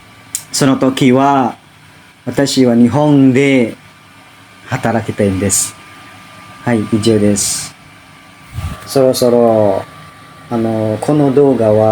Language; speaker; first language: Japanese; non-native, learner; Indonesian